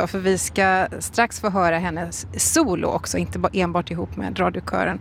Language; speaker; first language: Swedish; native; Swedish